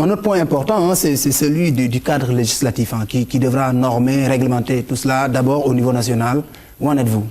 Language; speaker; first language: French; non-native, local second language; Wolof